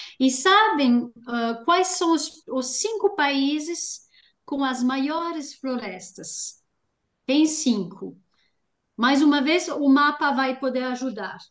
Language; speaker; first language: Portuguese; non-native, fluent; French